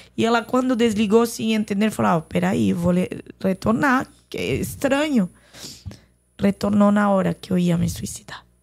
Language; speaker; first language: Portuguese; non-native, fluent; Arabic